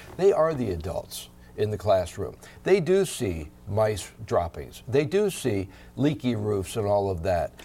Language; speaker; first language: English; native; English